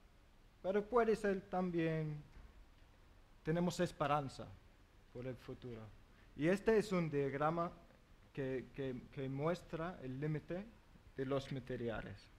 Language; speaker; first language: Spanish; non-native, learner; English